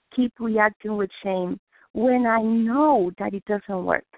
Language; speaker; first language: English; non-native, fluent; Spanish